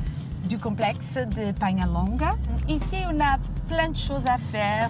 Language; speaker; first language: French; non-native, fluent; Portuguese